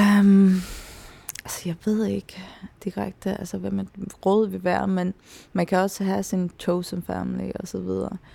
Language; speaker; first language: Danish; non-native, local second language; Faroese